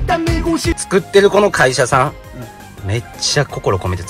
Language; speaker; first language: Japanese; native; Japanese